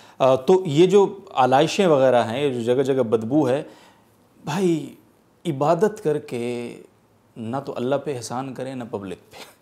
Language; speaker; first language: Urdu; native; Urdu